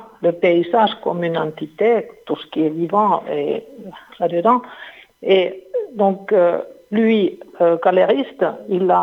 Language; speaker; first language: French; non-native, fluent; Finnish